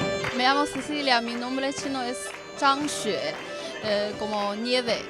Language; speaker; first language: Spanish; non-native, learner; Chinese